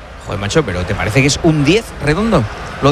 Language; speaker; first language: Spanish; native; Spanish